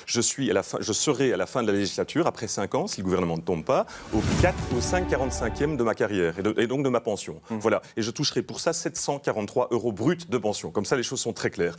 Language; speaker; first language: French; native; French